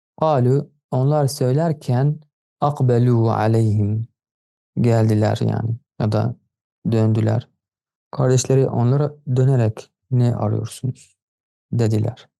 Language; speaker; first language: Turkish; non-native, fluent; Arabic